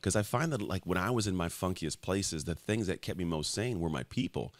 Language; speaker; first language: English; native; English